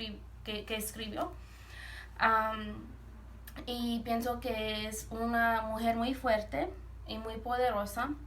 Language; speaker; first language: Spanish; early bilingual, heritage; Spanish